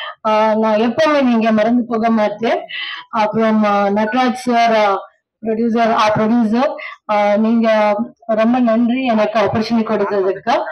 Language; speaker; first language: Tamil; non-native, learner; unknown